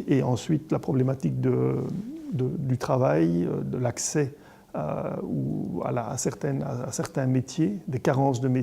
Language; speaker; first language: French; native; French